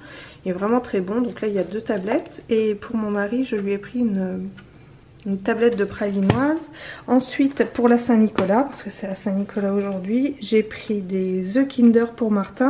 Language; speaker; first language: French; native; French